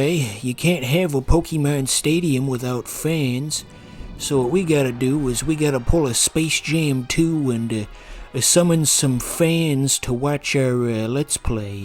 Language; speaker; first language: English; native; English